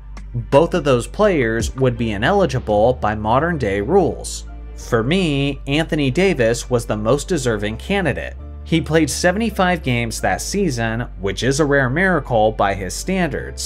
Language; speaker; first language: English; native; English